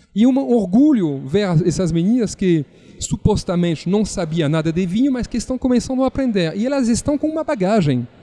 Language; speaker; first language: Portuguese; non-native, fluent; French